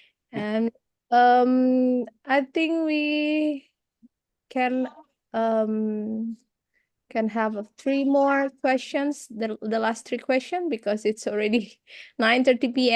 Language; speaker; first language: English; non-native, fluent; Indonesian